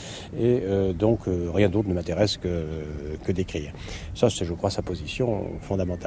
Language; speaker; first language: French; native; French